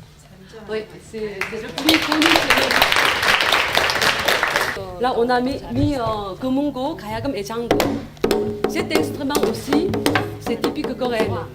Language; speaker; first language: French; non-native, fluent; Korean